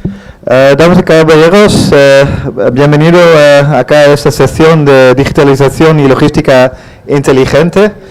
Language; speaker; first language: Spanish; non-native, fluent; Dutch